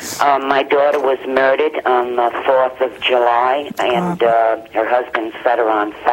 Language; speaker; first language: English; native; English